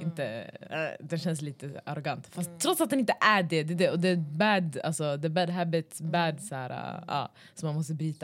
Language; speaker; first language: Swedish; early bilingual, other home language; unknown